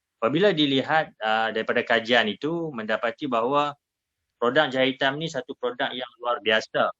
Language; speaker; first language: Malay; native; Malay